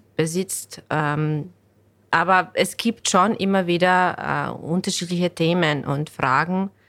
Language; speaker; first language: German; non-native, fluent; Bosnian